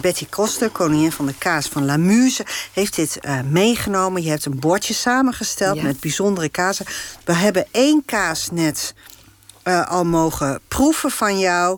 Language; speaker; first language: Dutch; native; Dutch